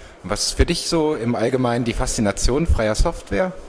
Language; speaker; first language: German; native; German